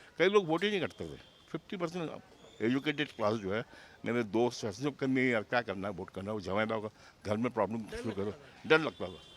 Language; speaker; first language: Hindi; non-native, local second language; Bangla